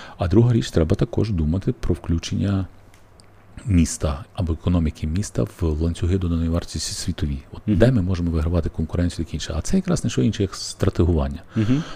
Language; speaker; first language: Ukrainian; native; Ukrainian